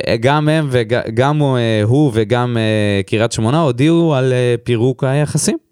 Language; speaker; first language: Hebrew; native; Hebrew